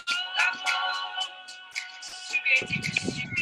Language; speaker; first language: French; non-native, learner; English